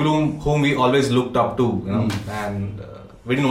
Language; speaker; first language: English; non-native, local second language; Konkani